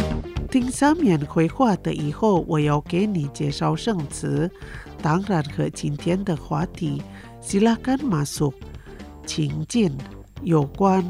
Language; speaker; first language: Chinese; early bilingual, heritage; Chinese